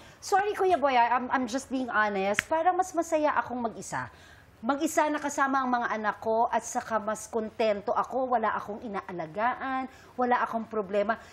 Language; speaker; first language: Filipino; native; Filipino